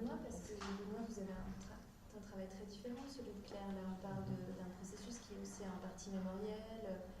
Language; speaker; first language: French; native; French